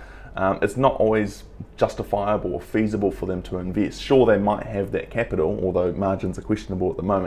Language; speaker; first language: English; native; English